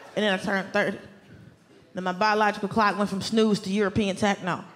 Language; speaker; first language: English; native; English